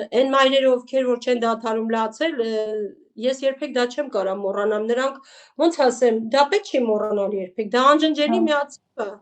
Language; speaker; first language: Armenian; native; Armenian